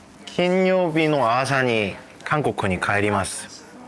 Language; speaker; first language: Japanese; non-native, learner; Korean